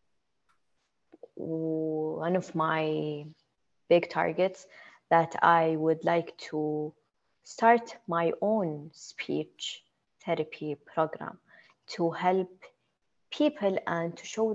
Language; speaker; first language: English; non-native, fluent; Arabic